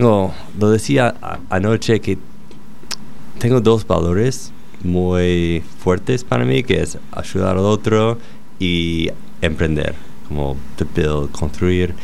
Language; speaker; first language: Spanish; non-native, fluent; English